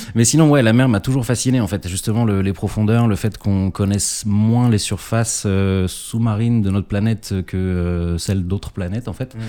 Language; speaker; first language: French; native; French